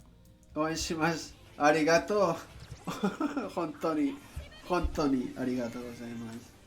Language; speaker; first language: Japanese; non-native, learner; Spanish